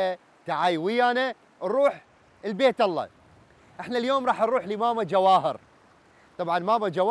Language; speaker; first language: Arabic; native; Arabic